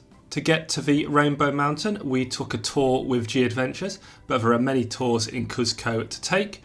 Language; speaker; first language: English; native; English